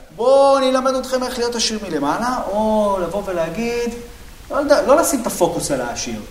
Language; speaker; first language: Hebrew; native; Hebrew